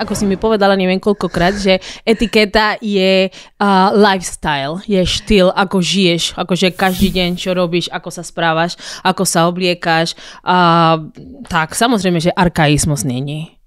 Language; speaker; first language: Slovak; non-native, fluent; Spanish